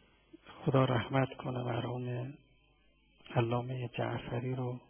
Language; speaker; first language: Persian; native; Persian